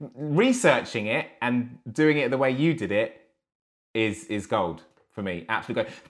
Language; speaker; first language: English; native; English